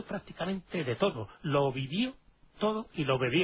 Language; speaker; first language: Spanish; native; Spanish